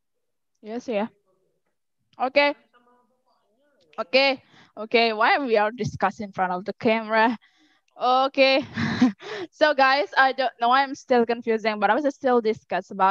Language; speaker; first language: English; non-native, learner; Indonesian